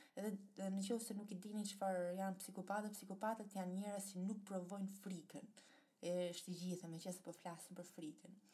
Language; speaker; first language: Albanian; early bilingual, heritage; Albanian